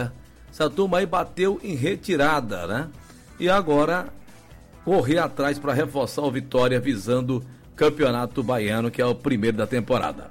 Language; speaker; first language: Portuguese; native; Portuguese